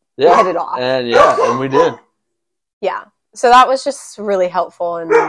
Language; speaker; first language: English; native; English